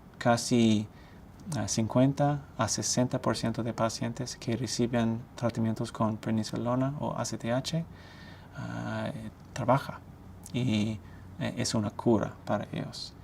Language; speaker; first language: Spanish; non-native, fluent; English